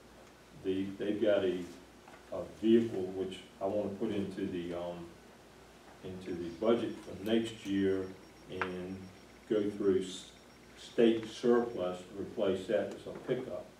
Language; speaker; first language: English; native; English